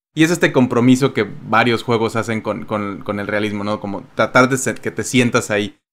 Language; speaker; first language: Spanish; native; Spanish